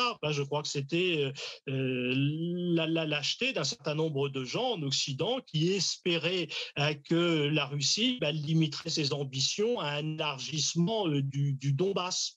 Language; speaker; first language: French; native; French